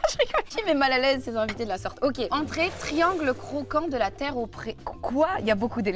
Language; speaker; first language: French; native; French